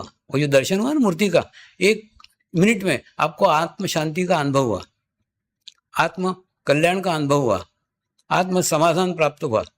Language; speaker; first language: Hindi; native; Hindi